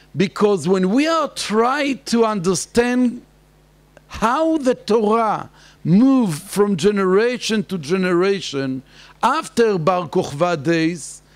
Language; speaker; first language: English; non-native, fluent; Hebrew